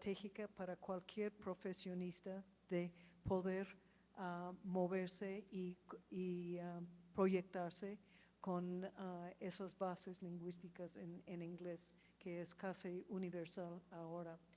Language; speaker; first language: Spanish; non-native, fluent; English